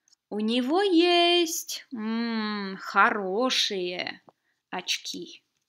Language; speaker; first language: Russian; non-native, fluent; English